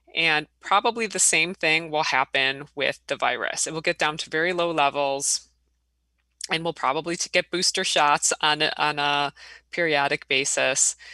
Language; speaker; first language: English; native; English